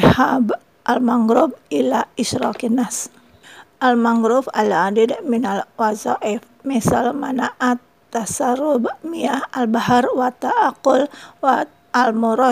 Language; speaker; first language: Arabic; non-native, fluent; Indonesian